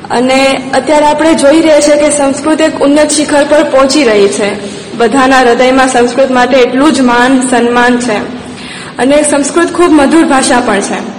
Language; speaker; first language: Gujarati; non-native, local second language; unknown